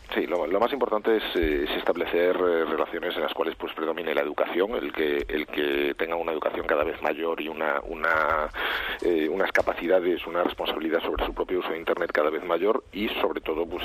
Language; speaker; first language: Spanish; native; Spanish